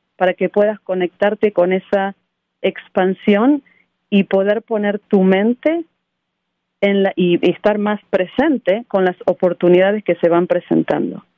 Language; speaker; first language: Spanish; native; Spanish